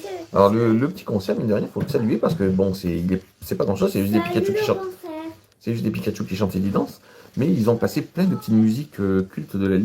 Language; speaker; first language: French; native; French